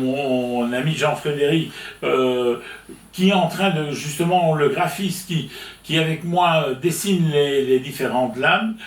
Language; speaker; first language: French; native; French